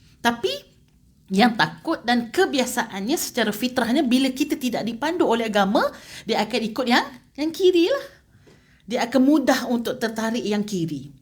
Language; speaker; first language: Malay; native; Malay